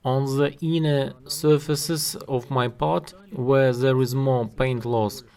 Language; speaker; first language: English; non-native, learner; Russian